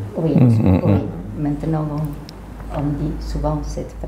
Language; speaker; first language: French; non-native, fluent; Italian